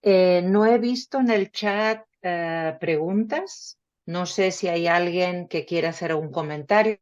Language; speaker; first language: Spanish; native; Spanish